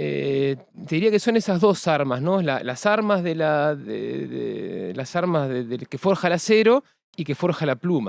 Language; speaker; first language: Spanish; native; Spanish